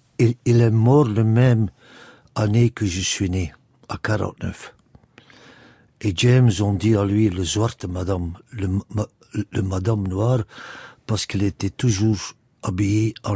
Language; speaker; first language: French; non-native, local second language; Dutch